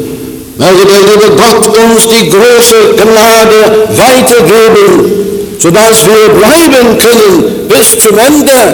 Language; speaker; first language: German; non-native, fluent; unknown